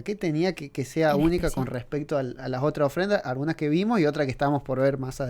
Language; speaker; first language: Spanish; native; Spanish